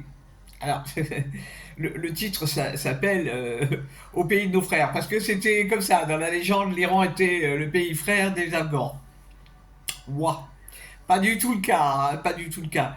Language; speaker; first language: French; native; French